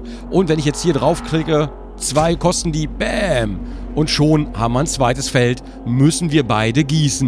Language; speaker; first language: German; native; German